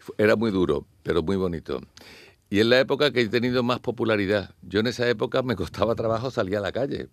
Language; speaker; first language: Spanish; native; Spanish